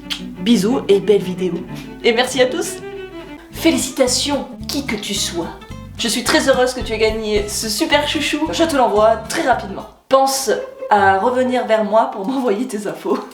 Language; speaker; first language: French; native; French